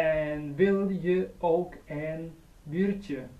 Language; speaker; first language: Dutch; non-native, learner; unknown